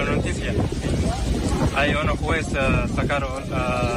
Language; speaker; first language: Spanish; non-native, learner; Arabic